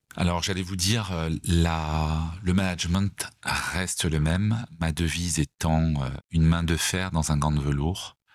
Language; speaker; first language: French; native; French